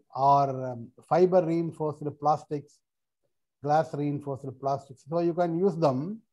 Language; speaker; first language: English; non-native, local second language; Tamil